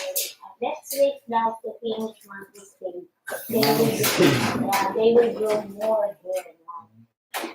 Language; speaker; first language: English; non-native, local second language; Filipino